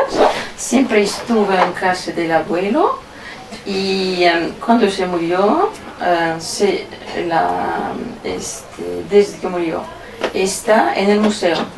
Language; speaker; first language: Spanish; non-native, fluent; Russian